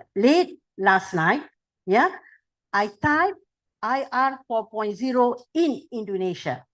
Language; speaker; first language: English; non-native, local second language; Malay